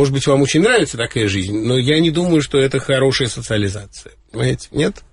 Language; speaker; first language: Russian; native; Russian